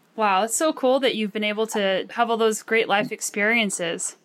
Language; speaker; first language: English; early bilingual, other home language; Arabic